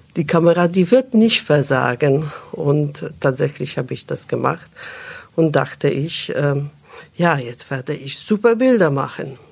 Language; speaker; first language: German; non-native, fluent; Polish